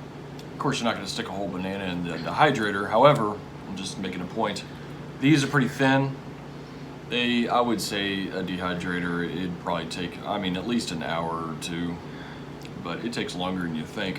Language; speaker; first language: English; native; English